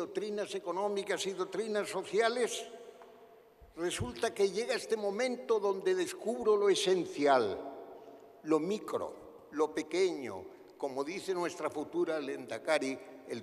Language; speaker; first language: Spanish; native; Spanish